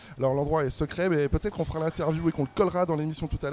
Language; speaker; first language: French; native; French